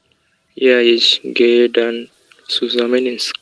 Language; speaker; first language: German; non-native, learner; Bangla